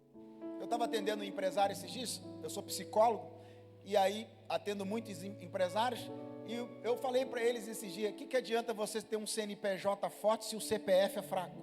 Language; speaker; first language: Portuguese; native; Portuguese